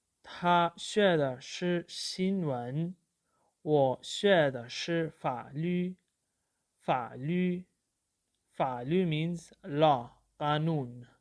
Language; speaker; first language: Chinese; non-native, fluent; Urdu